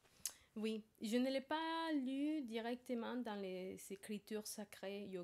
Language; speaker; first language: French; non-native, fluent; Spanish